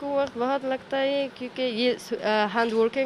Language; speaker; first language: Hindi; non-native, learner; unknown